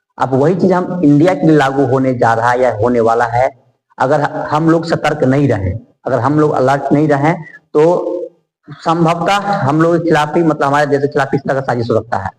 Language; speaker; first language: Hindi; native; Hindi